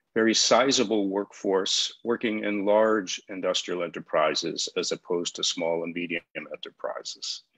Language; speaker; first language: English; native; English